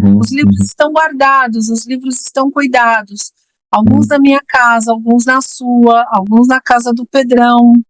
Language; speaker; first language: Portuguese; native; Portuguese